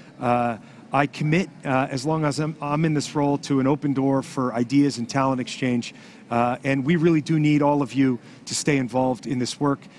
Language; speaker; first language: English; native; English